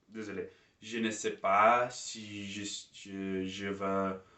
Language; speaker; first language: French; non-native, learner; English